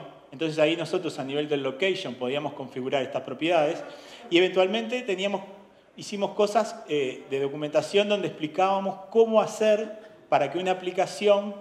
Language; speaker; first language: Spanish; native; Spanish